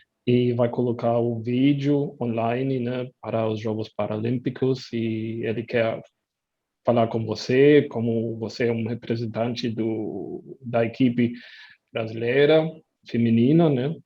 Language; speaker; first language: Portuguese; non-native, fluent; German